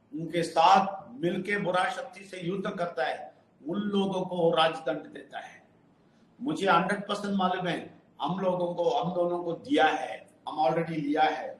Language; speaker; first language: Hindi; non-native, local second language; Telugu